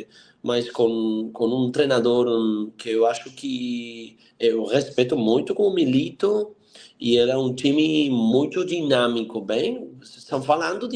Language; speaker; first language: Portuguese; non-native, fluent; Spanish